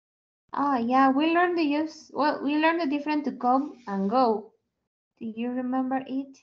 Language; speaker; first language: English; non-native, learner; Spanish